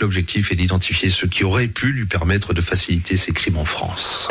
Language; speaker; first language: French; native; French